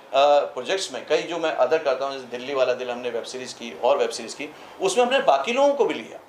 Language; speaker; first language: Hindi; native; Hindi